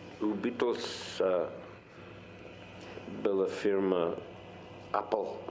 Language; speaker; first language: Russian; non-native, fluent; English